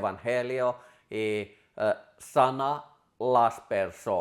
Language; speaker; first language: Spanish; non-native, fluent; Finnish